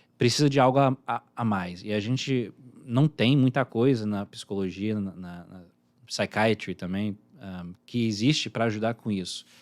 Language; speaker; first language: Portuguese; early bilingual, heritage; Portuguese